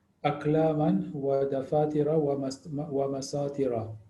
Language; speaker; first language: Arabic; non-native, learner; English